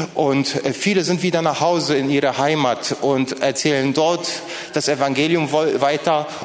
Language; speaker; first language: German; non-native, fluent; Polish